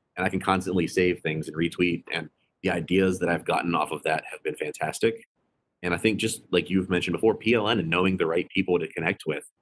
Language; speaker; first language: English; native; English